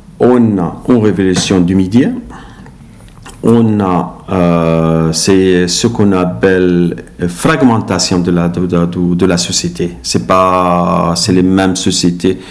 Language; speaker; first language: French; non-native, learner; Arabic